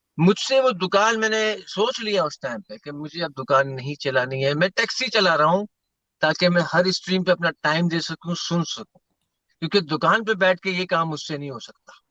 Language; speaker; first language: Urdu; native; Urdu